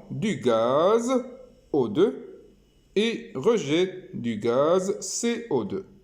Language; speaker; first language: French; non-native, local second language; Arabic